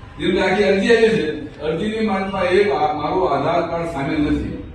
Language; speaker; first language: Gujarati; native; Gujarati